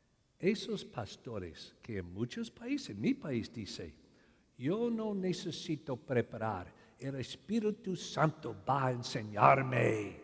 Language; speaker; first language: Spanish; non-native, learner; English